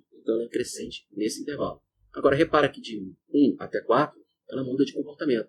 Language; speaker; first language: Portuguese; native; Portuguese